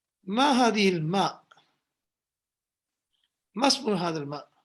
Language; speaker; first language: Arabic; non-native, fluent; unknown